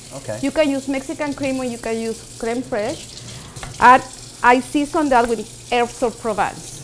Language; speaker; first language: English; non-native, fluent; Spanish